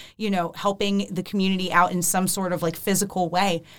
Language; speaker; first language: English; native; English